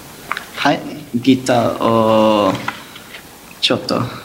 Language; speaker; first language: Japanese; non-native, learner; English